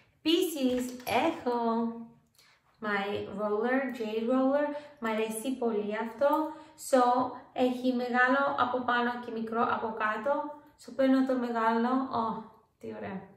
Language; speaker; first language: Greek; early bilingual, heritage; English